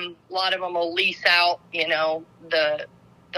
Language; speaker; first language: English; native; English